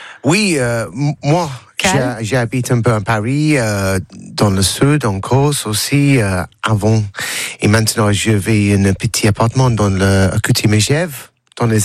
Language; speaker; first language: French; non-native, learner; English